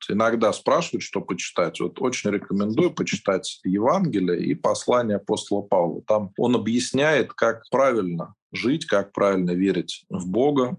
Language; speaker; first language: Russian; native; Russian